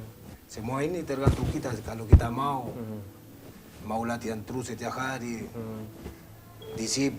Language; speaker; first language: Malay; non-native, learner; Spanish